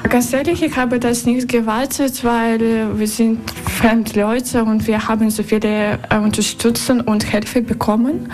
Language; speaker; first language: German; non-native, learner; Russian